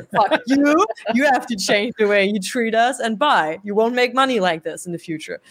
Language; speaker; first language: English; non-native, fluent; German